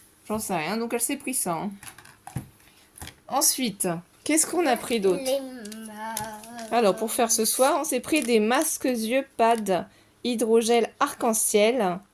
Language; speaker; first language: French; native; French